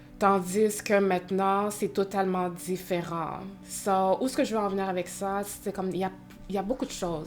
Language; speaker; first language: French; native; French